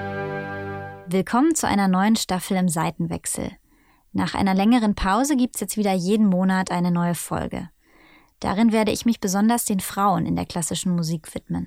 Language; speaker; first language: German; native; German